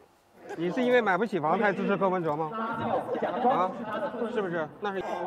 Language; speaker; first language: Chinese; native; Chinese